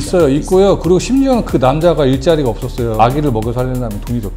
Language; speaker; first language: Korean; native; Korean